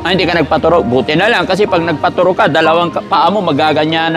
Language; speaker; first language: Filipino; native; Filipino